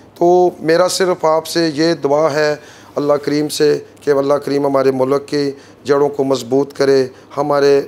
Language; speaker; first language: Urdu; non-native, local second language; Punjabi